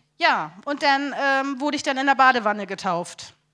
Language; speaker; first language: German; native; German